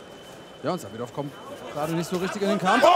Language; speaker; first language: German; native; German